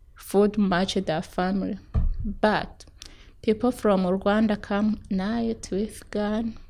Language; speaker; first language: English; non-native, local second language; Rundi